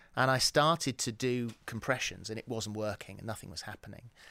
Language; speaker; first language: English; native; English